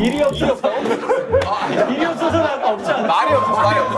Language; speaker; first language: Korean; native; Korean